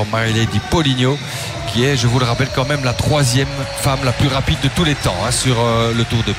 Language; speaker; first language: French; native; French